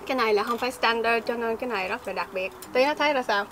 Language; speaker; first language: Vietnamese; early bilingual, heritage; Vietnamese